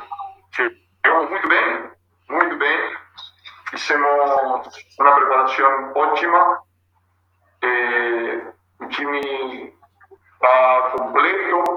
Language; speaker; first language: Portuguese; non-native, fluent; Spanish